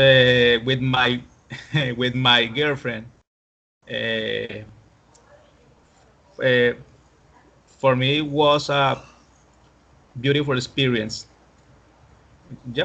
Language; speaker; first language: English; non-native, learner; Spanish